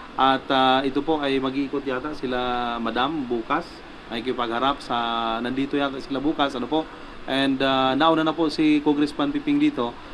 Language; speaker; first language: Filipino; non-native, local second language; Bikol